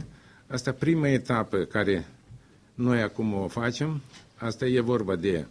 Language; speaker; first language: Romanian; non-native, local second language; Russian